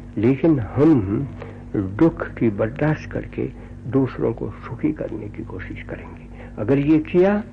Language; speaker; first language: Hindi; non-native, local second language; Gujarati